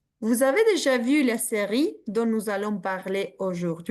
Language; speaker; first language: French; non-native, fluent; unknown